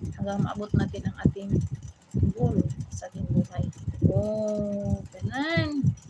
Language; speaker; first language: Filipino; non-native, local second language; Cebuano